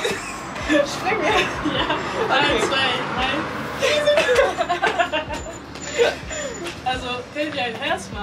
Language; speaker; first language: German; non-native, learner; French